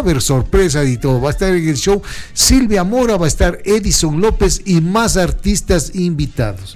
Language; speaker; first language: Spanish; native; Spanish